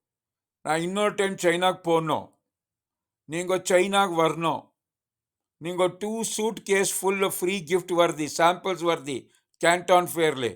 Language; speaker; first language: Tamil; non-native, learner; Kannada